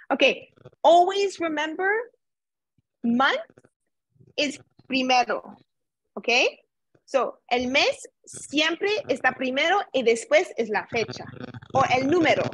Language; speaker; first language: Spanish; non-native, learner; English